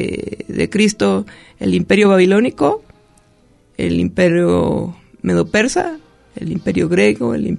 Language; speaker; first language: Spanish; native; Spanish